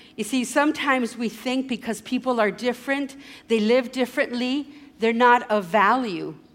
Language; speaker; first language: English; early bilingual, other home language; Spanish